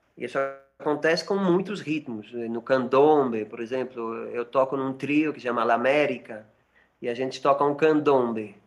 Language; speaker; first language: Portuguese; non-native, fluent; Spanish